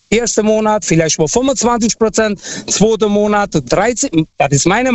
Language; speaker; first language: German; non-native, fluent; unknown